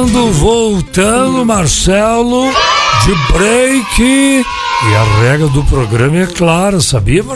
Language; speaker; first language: Portuguese; native; Portuguese